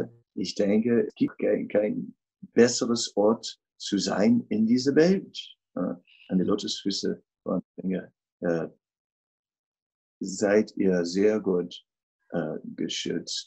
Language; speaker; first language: German; non-native, fluent; Dutch